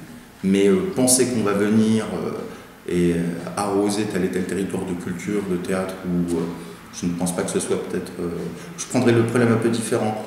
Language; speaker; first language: French; native; French